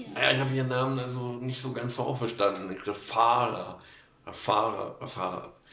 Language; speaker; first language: German; non-native, fluent; Polish